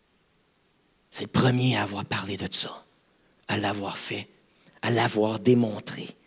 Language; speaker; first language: French; native; French